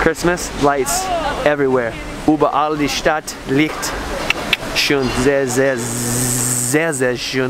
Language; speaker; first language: German; non-native, learner; English